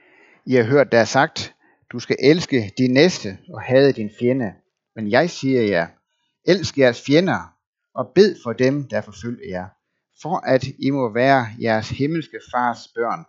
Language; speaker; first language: Danish; native; Danish